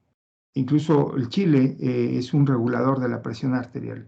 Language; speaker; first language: Spanish; native; Spanish